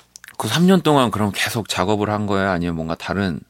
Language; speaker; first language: Korean; native; Korean